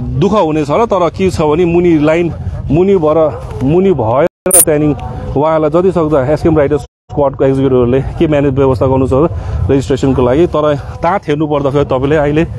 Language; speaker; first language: Nepali; native; Nepali